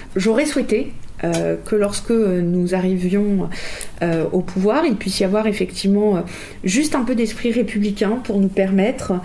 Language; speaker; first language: French; native; French